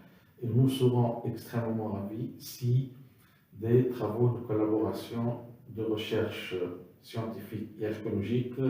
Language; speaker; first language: French; non-native, local second language; Arabic